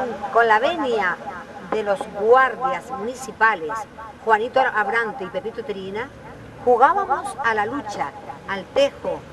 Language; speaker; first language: Spanish; native; Spanish